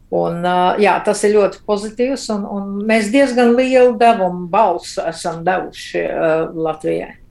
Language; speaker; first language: Latvian; early bilingual, heritage; Latvian